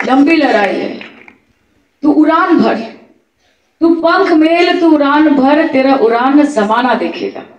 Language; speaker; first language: Hindi; non-native, local second language; Bangla